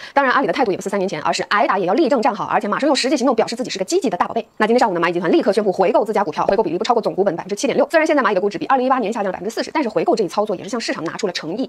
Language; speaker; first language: Chinese; native; Chinese